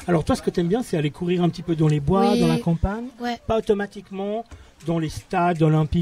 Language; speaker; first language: French; native; French